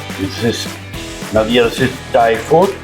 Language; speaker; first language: English; non-native, learner; Polish